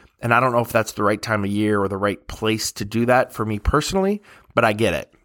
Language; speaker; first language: English; native; English